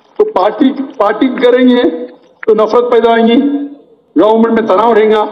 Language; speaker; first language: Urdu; non-native, local second language; Konkani